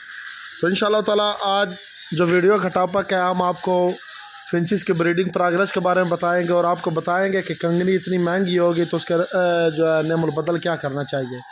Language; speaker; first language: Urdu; non-native, local second language; Punjabi